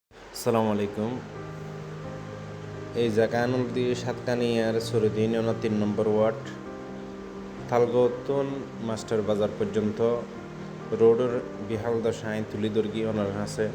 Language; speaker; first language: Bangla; non-native, local second language; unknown